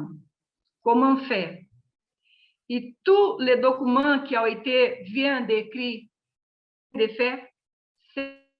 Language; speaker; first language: French; non-native, learner; Portuguese